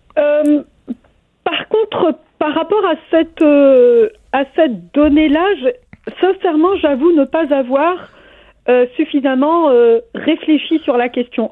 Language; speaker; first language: French; non-native, local second language; Arabic